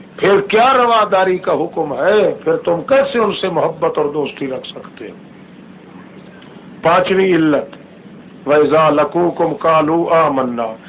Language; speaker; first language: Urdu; non-native, local second language; Saraiki